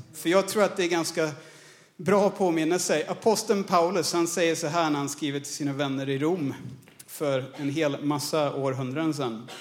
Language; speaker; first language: Swedish; non-native, fluent; English